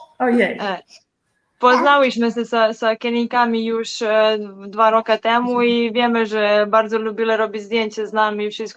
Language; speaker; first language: Polish; non-native, learner; Serbian